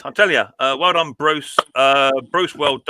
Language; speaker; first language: English; native; English